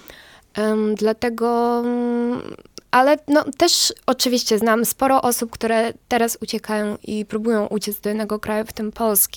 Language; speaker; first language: Polish; non-native, fluent; Ukrainian